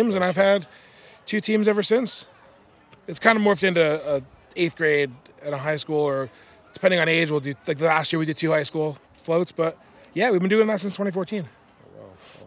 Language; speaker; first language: English; native; English